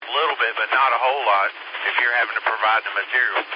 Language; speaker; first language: English; native; English